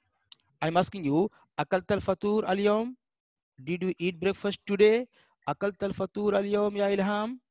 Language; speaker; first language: English; non-native, fluent; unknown